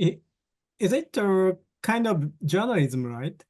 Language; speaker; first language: English; non-native, fluent; Japanese